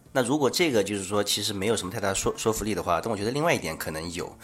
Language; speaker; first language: Chinese; native; Chinese